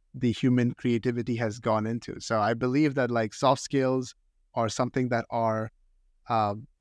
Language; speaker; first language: English; non-native, local second language; Hindi